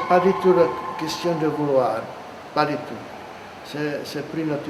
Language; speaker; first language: French; non-native, fluent; Czech